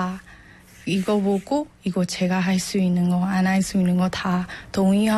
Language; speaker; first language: Korean; non-native, learner; Burmese